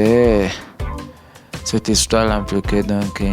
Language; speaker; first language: French; non-native, learner; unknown